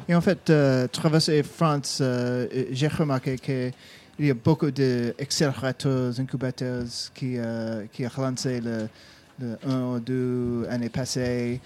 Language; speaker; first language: French; non-native, learner; English